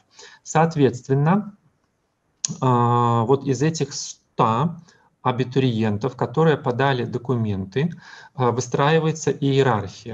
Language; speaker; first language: Russian; native; Russian